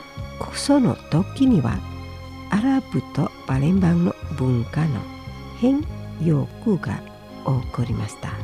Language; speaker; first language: Japanese; non-native, fluent; Indonesian